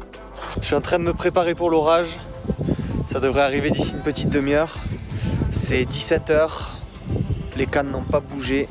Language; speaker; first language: French; native; French